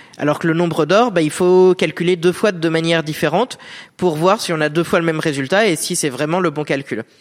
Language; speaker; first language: French; native; French